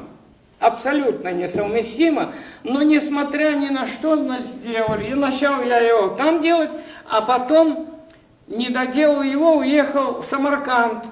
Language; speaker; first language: Russian; native; Russian